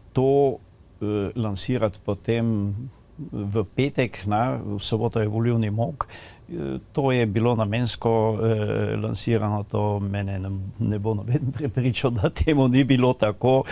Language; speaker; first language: Slovenian; native; Slovenian